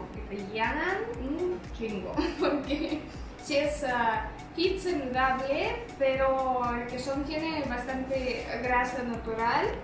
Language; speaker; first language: Spanish; non-native, fluent; Russian